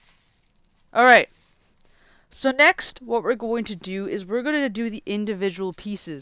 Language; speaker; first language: English; native; English